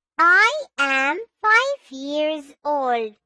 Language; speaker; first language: English; non-native, learner; Urdu